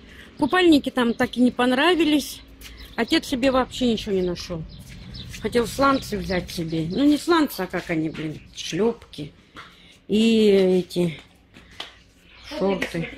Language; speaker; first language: Russian; native; Russian